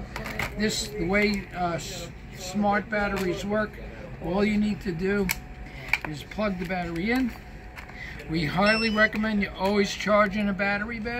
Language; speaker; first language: English; native; English